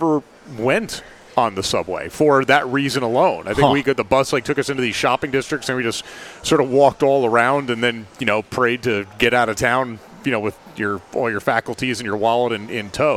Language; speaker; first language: English; native; English